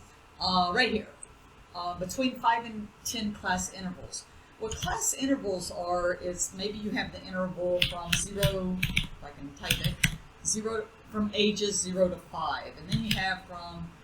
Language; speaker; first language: English; native; English